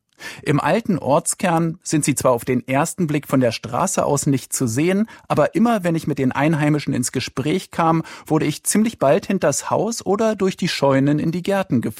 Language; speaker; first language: German; native; German